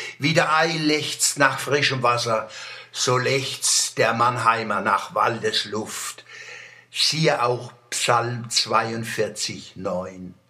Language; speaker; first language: German; native; German